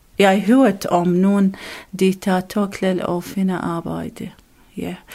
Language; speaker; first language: Danish; non-native, learner; Arabic